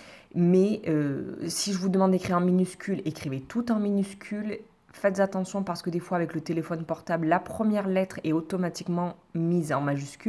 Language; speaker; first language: French; native; French